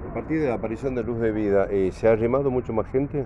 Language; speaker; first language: Spanish; native; Spanish